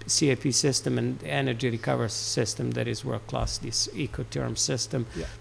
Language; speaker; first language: English; non-native, fluent; Serbian